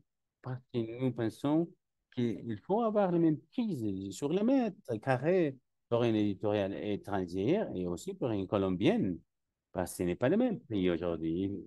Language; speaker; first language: French; non-native, learner; Spanish